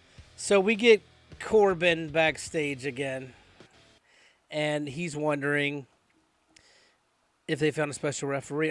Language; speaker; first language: English; native; English